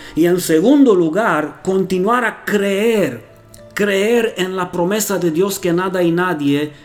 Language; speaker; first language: Spanish; non-native, fluent; Romanian